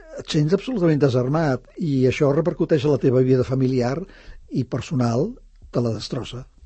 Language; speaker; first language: Catalan; native; Catalan